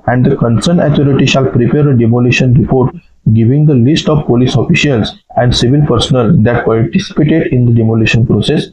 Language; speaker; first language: English; non-native, local second language; Marathi